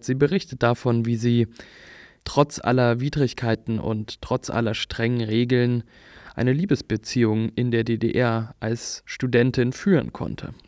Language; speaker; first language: German; native; German